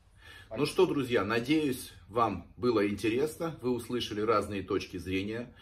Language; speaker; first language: Russian; native; Russian